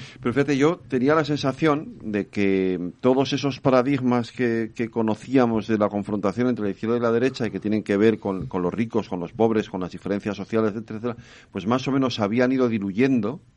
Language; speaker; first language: Spanish; native; Spanish